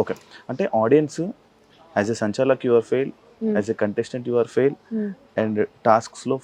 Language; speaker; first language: Telugu; native; Telugu